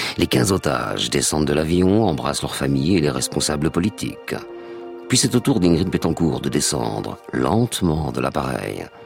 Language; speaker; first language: French; native; French